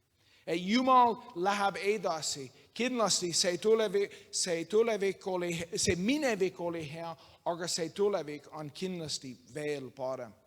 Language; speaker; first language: Estonian; non-native, learner; English